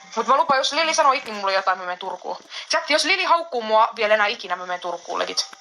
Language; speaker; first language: Finnish; native; Finnish